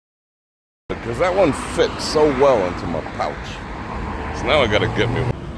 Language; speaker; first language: English; native; English